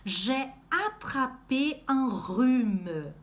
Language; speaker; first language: French; non-native, fluent; Portuguese